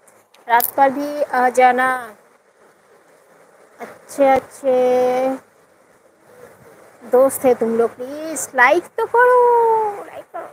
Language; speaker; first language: Hindi; non-native, local second language; Bangla